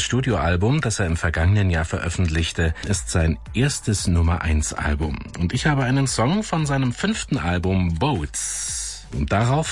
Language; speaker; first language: German; native; German